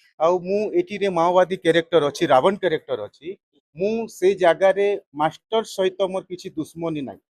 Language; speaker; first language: Odia; native; Odia